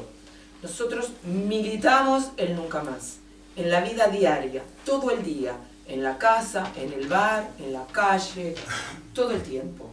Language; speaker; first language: Spanish; native; Spanish